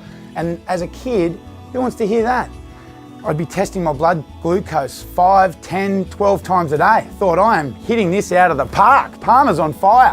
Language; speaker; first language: English; native; English